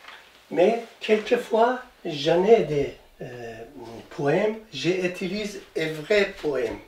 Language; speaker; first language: French; non-native, learner; Persian